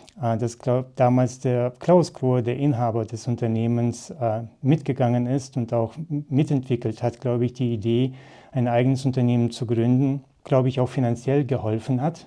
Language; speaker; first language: German; early bilingual, other home language; Russian